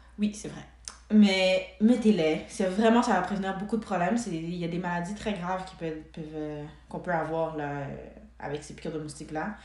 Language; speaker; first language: French; early bilingual, other home language; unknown